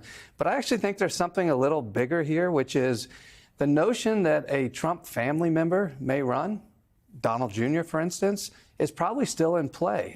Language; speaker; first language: English; native; English